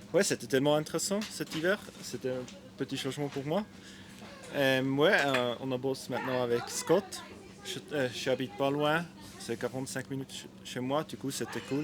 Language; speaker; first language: French; non-native, fluent; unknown